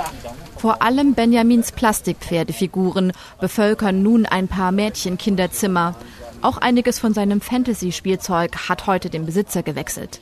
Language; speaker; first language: German; native; German